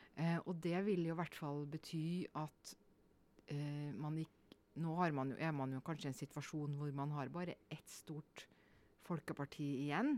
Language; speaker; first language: Norwegian; native; Norwegian